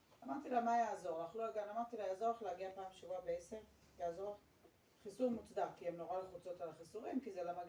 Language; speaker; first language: Hebrew; native; Hebrew